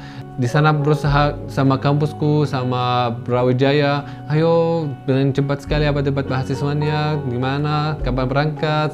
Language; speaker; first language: Indonesian; non-native, fluent; Arabic